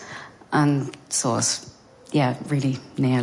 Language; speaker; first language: German; non-native, learner; English